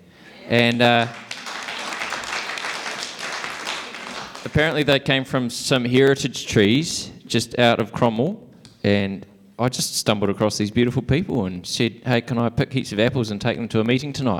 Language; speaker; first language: English; native; English